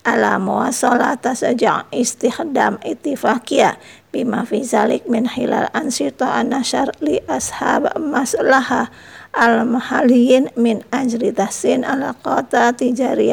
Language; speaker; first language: Arabic; non-native, fluent; Indonesian